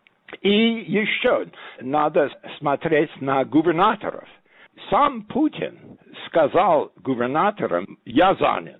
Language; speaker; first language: Russian; non-native, fluent; English